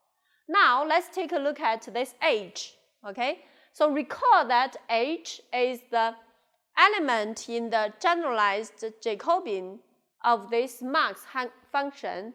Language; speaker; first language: English; non-native, local second language; Chinese